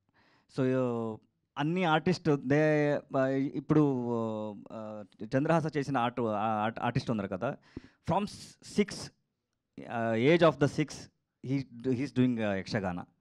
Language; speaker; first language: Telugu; non-native, learner; Kannada